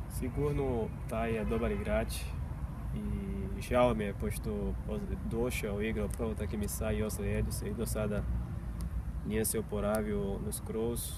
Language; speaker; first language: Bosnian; non-native, fluent; Portuguese